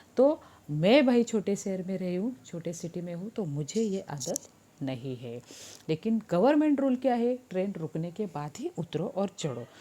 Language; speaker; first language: Hindi; non-native, local second language; Marathi